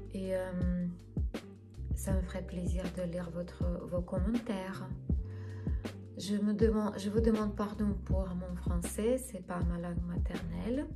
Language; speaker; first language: French; non-native, fluent; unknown